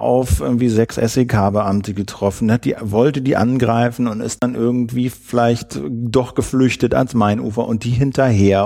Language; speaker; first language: German; native; German